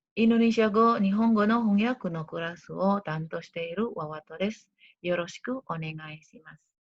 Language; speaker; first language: Japanese; non-native, fluent; Indonesian